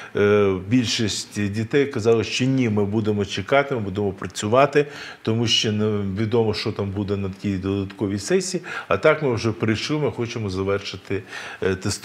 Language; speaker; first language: Ukrainian; native; Ukrainian